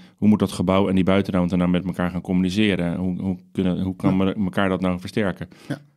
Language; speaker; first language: Dutch; native; Dutch